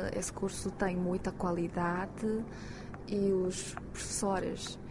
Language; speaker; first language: Portuguese; non-native, fluent; Chinese